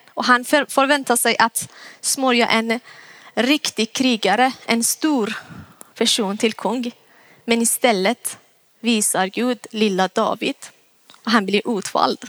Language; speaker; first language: Swedish; non-native, fluent; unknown